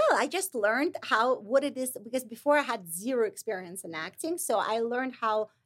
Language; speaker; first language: English; non-native, fluent; Russian